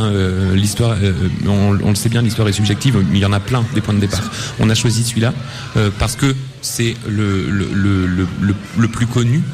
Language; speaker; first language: French; native; French